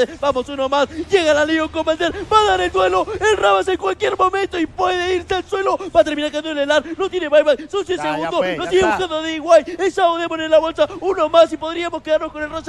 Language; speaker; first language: Spanish; native; Spanish